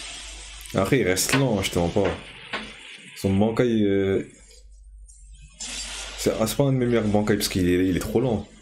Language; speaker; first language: French; native; French